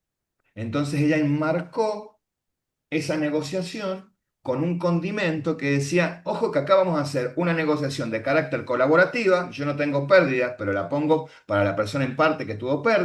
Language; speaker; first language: Spanish; native; Spanish